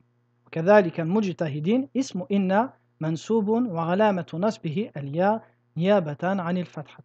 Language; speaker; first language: Arabic; non-native, fluent; French